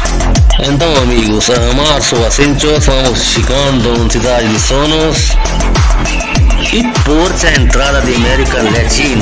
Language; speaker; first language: Portuguese; non-native, learner; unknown